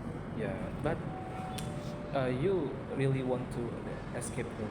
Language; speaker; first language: English; non-native, learner; Indonesian